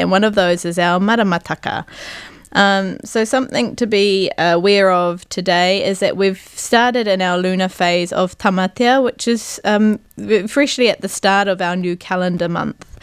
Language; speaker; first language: English; native; English